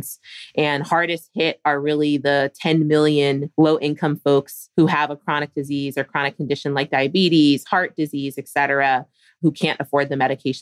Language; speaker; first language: English; native; English